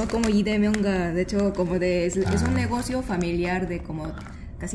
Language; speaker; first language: Spanish; non-native, learner; Korean